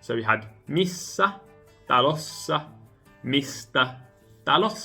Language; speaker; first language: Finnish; non-native, learner; English